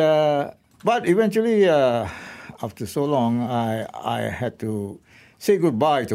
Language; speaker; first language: English; non-native, local second language; Malay